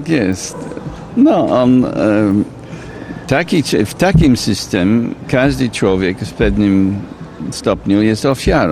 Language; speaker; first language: Polish; non-native, fluent; English